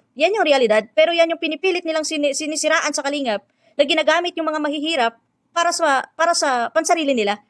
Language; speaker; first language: Filipino; non-native, local second language; Hiligaynon